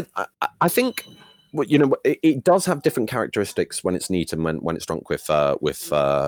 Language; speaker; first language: English; native; English